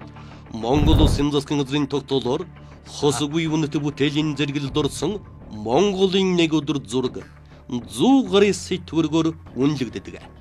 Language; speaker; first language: Mongolian; native; Mongolian